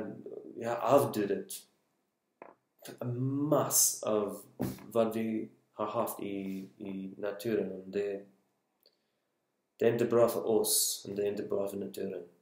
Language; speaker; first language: Swedish; non-native, learner; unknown